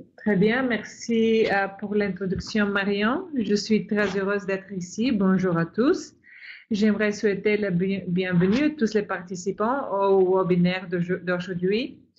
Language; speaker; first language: French; non-native, fluent; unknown